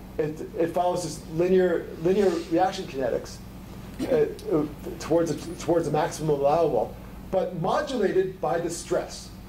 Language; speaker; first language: English; native; English